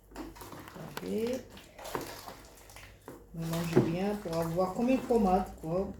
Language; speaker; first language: French; non-native, fluent; Arabic